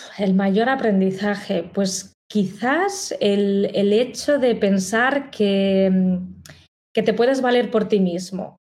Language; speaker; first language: Spanish; native; Spanish